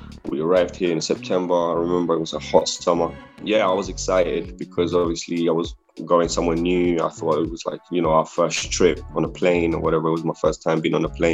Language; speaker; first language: English; early bilingual, other home language; Spanish